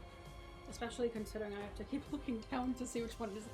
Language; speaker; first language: English; native; English